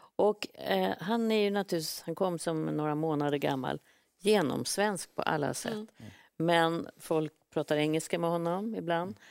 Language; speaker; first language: Swedish; native; Swedish